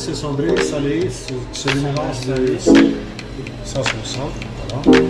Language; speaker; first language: French; non-native, learner; Russian